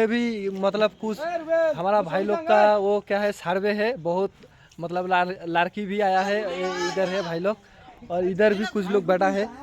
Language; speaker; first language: Hindi; non-native, local second language; Bangla